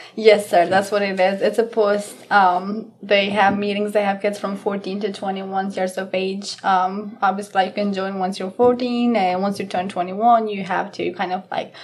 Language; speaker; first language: English; non-native, fluent; Albanian